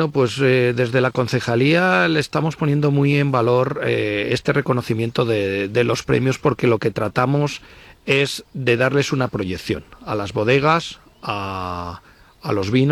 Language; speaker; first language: Spanish; native; Spanish